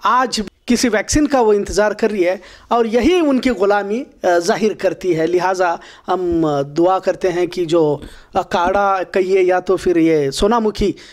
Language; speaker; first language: Urdu; native; Urdu